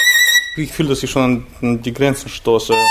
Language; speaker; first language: German; non-native, fluent; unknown